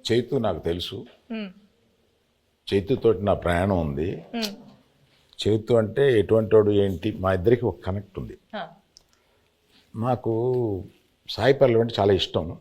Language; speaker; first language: Telugu; native; Telugu